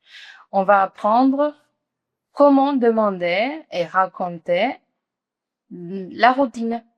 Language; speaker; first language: French; non-native, fluent; Spanish